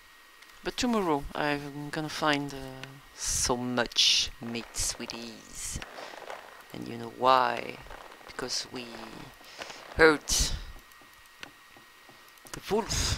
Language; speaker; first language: English; non-native, learner; French